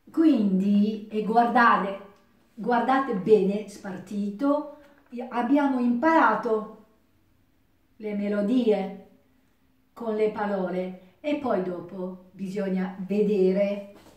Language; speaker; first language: Italian; non-native, learner; Japanese